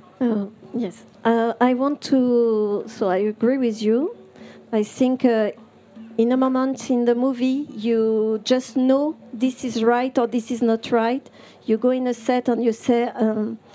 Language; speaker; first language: English; non-native, fluent; French